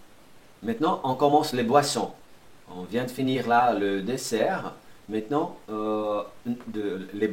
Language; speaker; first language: French; non-native, fluent; Portuguese